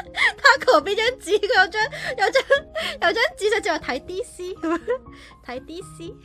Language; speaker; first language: Cantonese; native; Cantonese